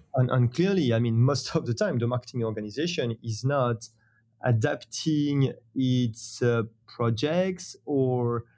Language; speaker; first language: English; non-native, fluent; French